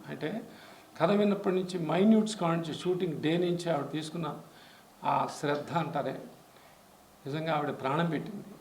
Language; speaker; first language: Telugu; native; Telugu